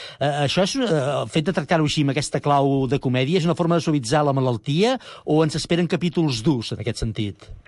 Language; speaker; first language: Catalan; native; Catalan